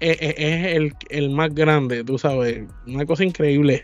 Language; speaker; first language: Spanish; native; Spanish